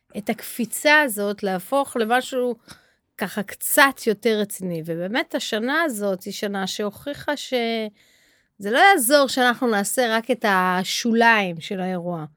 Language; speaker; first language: Hebrew; native; Hebrew